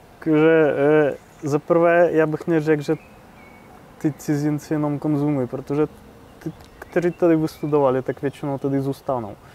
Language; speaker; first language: Czech; non-native, fluent; Russian